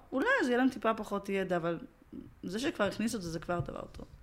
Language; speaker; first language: Hebrew; early bilingual, other home language; Russian